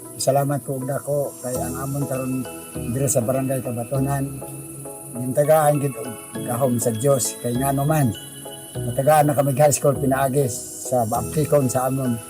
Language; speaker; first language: Cebuano; non-native, local second language; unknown